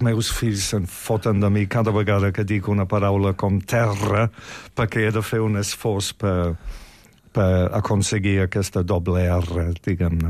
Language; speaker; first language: Catalan; non-native, fluent; English